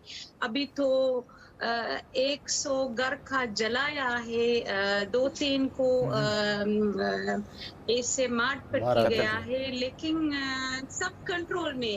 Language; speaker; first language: Hindi; non-native, learner; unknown